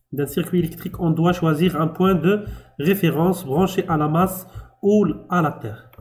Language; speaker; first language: French; non-native, local second language; Arabic